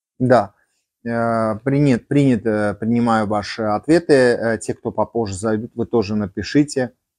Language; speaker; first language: Russian; non-native, local second language; Armenian